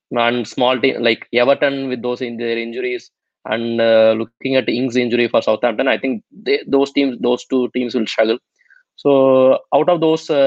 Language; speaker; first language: English; non-native, local second language; Tamil